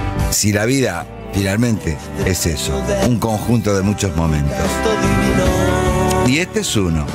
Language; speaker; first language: Spanish; native; Spanish